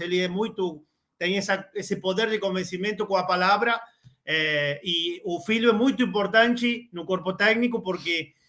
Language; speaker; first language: Portuguese; non-native, learner; Spanish